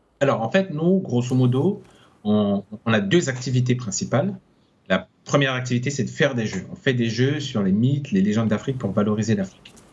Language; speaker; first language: French; non-native, local second language; Sango